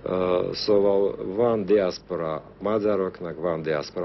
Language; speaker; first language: Hungarian; non-native, fluent; Armenian